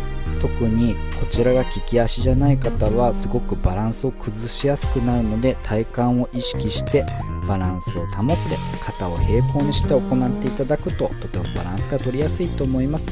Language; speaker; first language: Japanese; native; Japanese